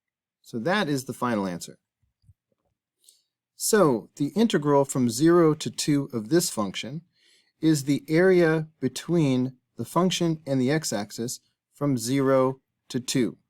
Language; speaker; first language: English; native; English